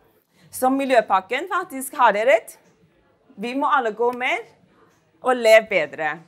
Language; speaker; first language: Norwegian; non-native, fluent; Chinese